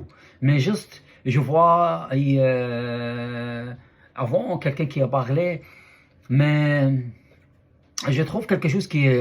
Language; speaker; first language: French; non-native, fluent; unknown